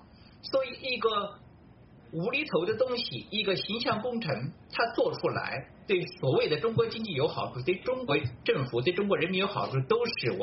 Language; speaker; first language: Chinese; native; Chinese